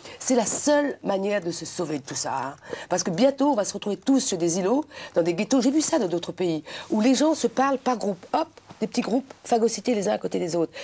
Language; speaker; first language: French; non-native, local second language; Réunion Creole French